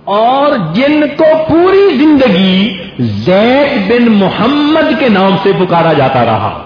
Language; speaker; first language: Urdu; non-native, local second language; Punjabi